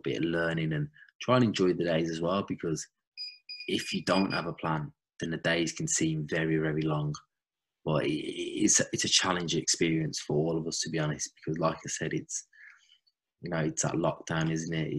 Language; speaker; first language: English; native; English